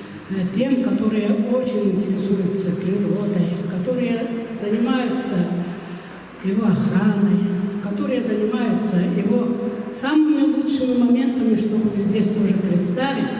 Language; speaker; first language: Russian; non-native, local second language; Yakut